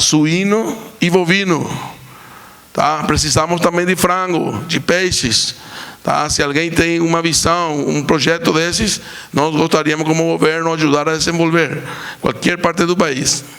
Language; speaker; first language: Portuguese; non-native, fluent; Spanish